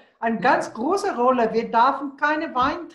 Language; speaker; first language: German; non-native, learner; Afrikaans